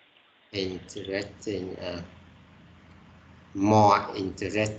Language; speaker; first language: English; non-native, learner; Vietnamese